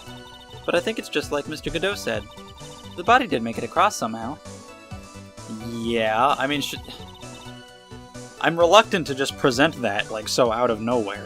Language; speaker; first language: English; native; English